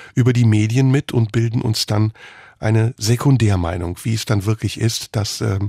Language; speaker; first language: German; early bilingual, other home language; Turkish